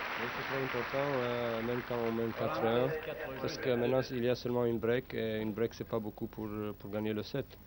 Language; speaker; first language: French; non-native, learner; Romanian